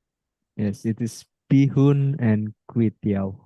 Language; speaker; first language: English; non-native, fluent; Indonesian